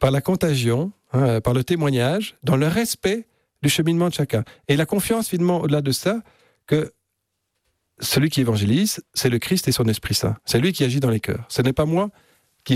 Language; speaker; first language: French; native; French